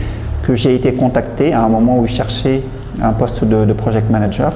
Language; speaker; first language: French; non-native, local second language; Wolof